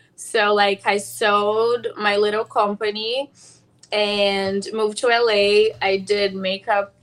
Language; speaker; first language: English; non-native, fluent; Portuguese